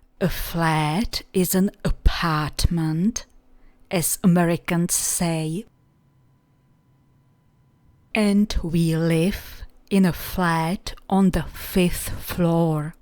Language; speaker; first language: English; non-native, fluent; Czech